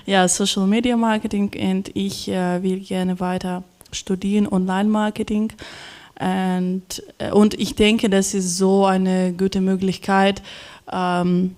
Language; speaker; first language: German; non-native, learner; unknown